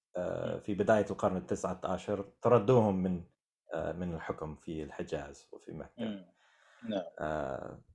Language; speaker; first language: Arabic; non-native, fluent; English